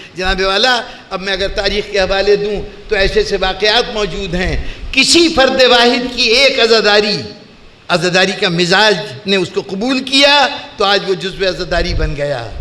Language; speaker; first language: Urdu; native; Urdu